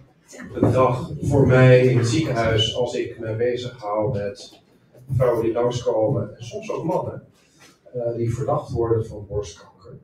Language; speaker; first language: Dutch; native; Dutch